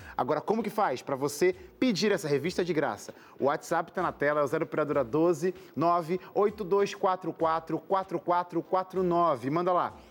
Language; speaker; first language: Portuguese; native; Portuguese